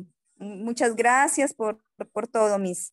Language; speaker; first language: Spanish; native; Spanish